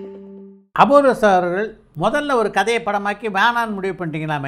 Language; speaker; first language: Tamil; native; Tamil